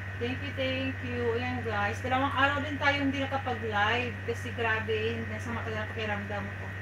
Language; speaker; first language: Filipino; native; Filipino